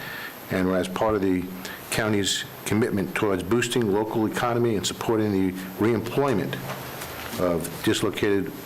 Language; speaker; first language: English; native; English